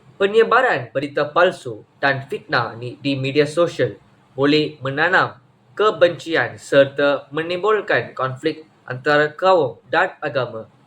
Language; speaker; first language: Malay; non-native, local second language; Tamil